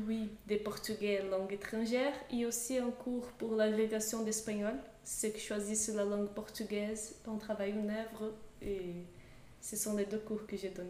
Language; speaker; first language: French; non-native, fluent; Portuguese